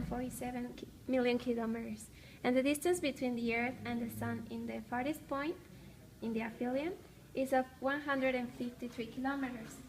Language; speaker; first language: English; non-native, fluent; Spanish